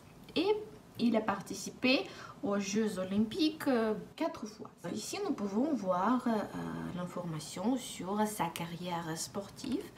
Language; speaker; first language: French; non-native, fluent; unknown